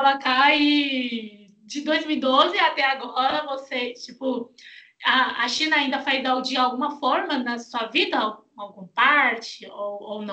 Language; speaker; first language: Portuguese; non-native, fluent; Chinese